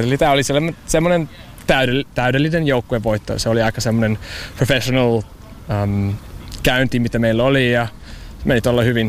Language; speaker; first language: Finnish; non-native, fluent; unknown